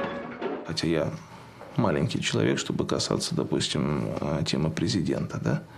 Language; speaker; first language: Russian; native; Russian